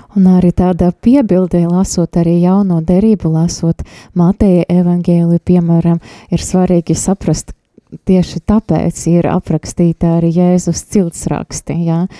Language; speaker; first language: Latvian; non-native, local second language; Russian